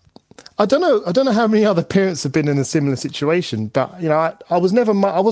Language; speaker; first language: English; native; English